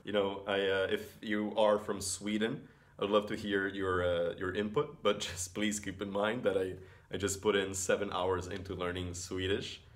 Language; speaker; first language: English; non-native, fluent; Portuguese